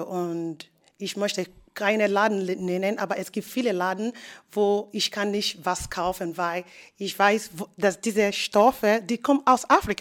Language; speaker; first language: German; non-native, learner; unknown